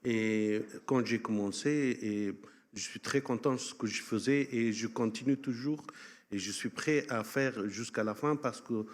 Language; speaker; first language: French; non-native, fluent; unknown